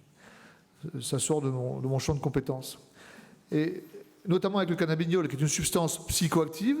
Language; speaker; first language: French; native; French